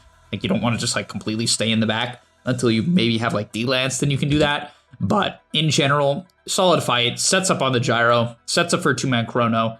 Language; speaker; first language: English; native; English